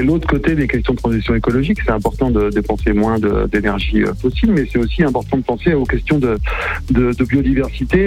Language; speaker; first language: French; native; French